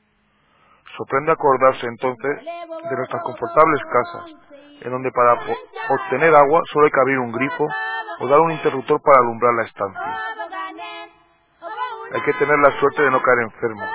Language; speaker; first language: Spanish; native; Spanish